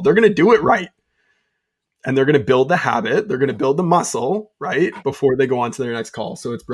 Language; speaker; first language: English; native; English